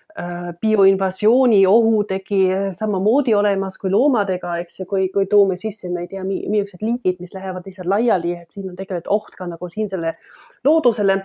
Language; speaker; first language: Estonian; non-native, fluent; German